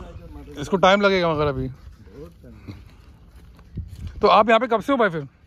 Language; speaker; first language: Hindi; native; Hindi